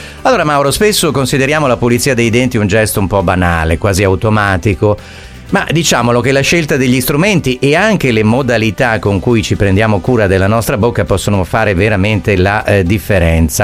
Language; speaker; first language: Italian; native; Italian